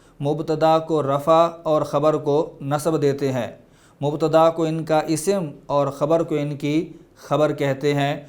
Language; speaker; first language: Urdu; native; Urdu